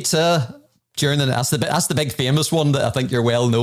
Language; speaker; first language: English; native; English